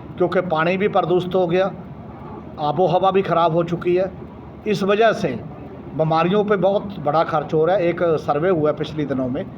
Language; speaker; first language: Hindi; non-native, local second language; Punjabi